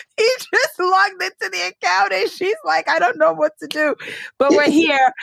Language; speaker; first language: English; early bilingual, other home language; Yoruba